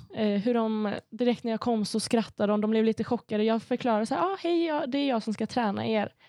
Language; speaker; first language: Swedish; native; Swedish